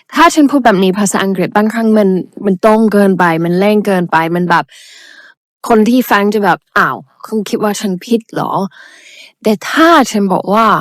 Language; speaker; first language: Thai; non-native, learner; English